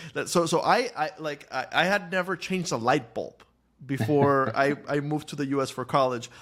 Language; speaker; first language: English; non-native, fluent; Spanish